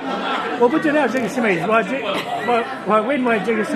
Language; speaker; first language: Chinese; non-native, learner; English